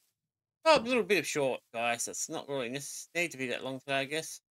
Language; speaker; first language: English; native; English